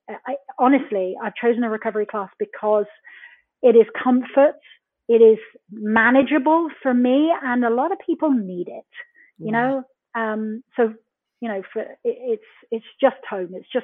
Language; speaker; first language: English; native; English